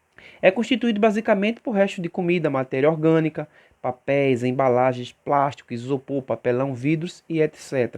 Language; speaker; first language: Portuguese; native; Portuguese